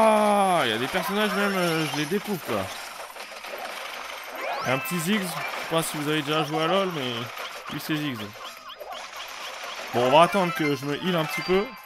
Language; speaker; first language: French; native; French